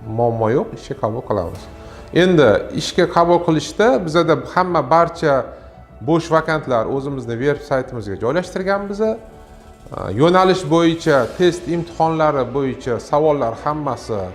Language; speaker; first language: Uzbek; native; Uzbek